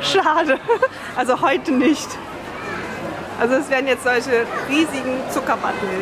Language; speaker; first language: German; native; German